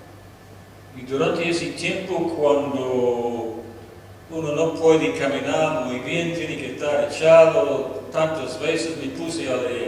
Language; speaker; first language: Spanish; non-native, fluent; English